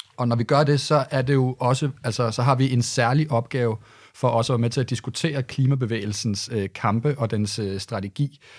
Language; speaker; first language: Danish; native; Danish